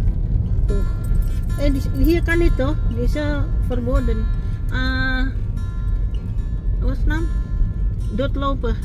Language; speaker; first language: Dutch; non-native, learner; Indonesian